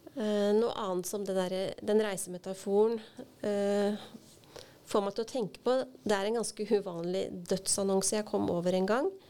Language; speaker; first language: Norwegian; native; Norwegian